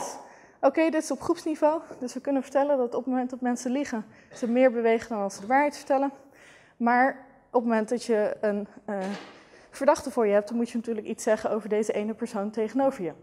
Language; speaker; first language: Dutch; native; Dutch